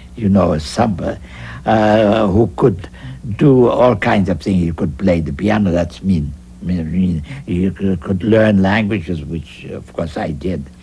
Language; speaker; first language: English; non-native, fluent; Russian